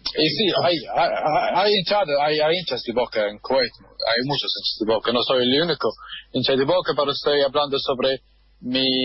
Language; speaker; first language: Spanish; non-native, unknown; Arabic